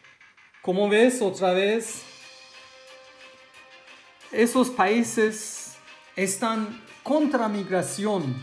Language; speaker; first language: Spanish; non-native, learner; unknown